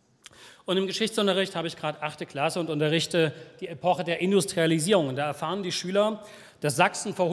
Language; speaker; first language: German; native; German